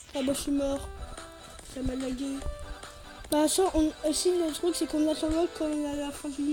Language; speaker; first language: French; native; French